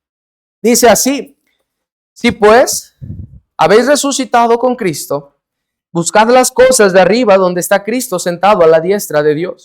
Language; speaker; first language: Spanish; native; Spanish